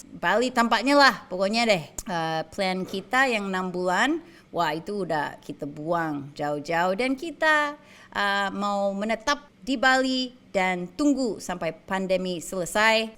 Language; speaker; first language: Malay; non-native, fluent; English